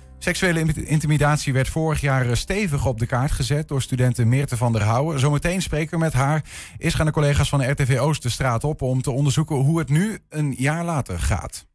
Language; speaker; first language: Dutch; native; Dutch